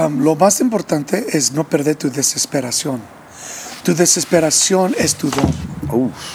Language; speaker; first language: Spanish; early bilingual, heritage; English